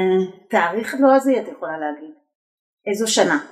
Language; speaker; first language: Hebrew; native; Hebrew